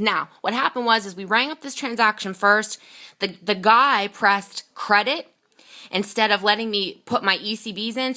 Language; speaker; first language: English; native; English